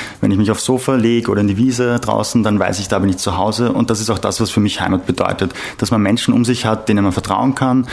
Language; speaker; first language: German; native; German